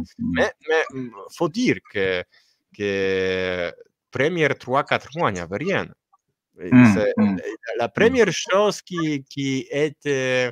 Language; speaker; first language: French; non-native, fluent; Polish